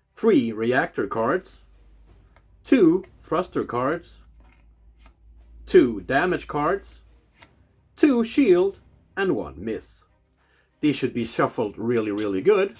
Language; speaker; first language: English; non-native, fluent; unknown